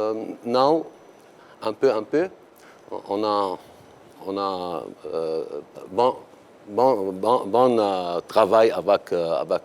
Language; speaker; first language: French; non-native, learner; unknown